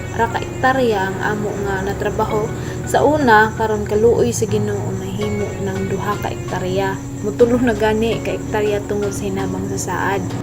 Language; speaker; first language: Cebuano; native; Cebuano